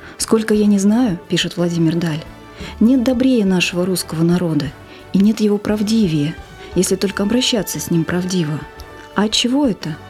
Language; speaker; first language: Russian; native; Russian